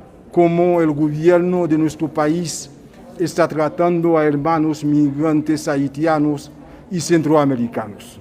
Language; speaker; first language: Spanish; non-native, fluent; Haitian Creole